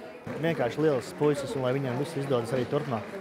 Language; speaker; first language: Latvian; native; Latvian